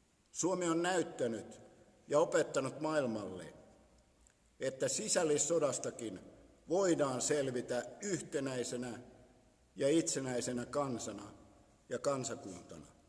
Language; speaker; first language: Finnish; native; Finnish